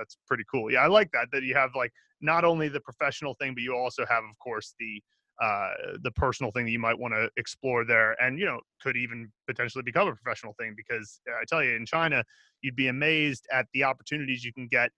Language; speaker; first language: English; native; English